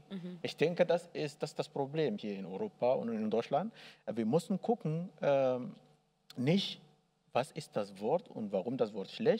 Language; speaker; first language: German; non-native, learner; Arabic